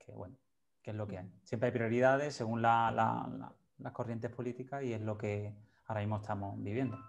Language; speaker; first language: Spanish; native; Spanish